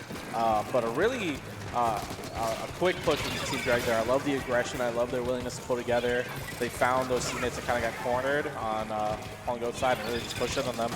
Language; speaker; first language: English; native; English